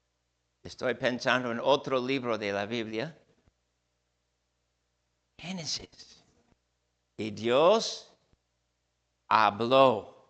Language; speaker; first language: Spanish; non-native, fluent; English